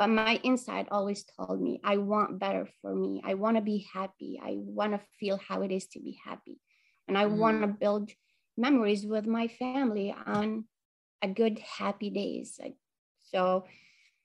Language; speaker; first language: English; non-native, fluent; Arabic